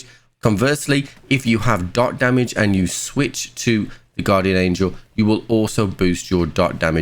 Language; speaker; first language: English; native; English